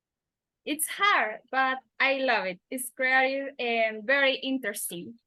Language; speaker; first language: English; non-native, learner; Spanish